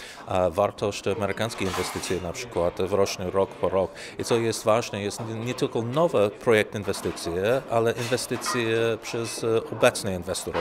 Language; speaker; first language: Polish; non-native, learner; English